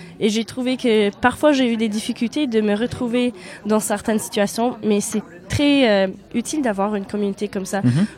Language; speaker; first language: French; non-native, fluent; Polish